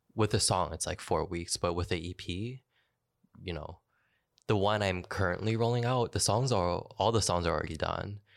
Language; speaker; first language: English; native; English